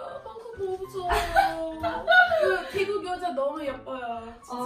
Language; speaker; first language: Korean; non-native, learner; English